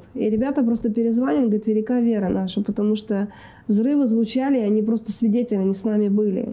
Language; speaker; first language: Russian; native; Russian